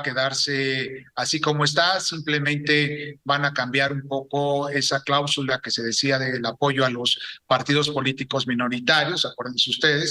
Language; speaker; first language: Spanish; native; Spanish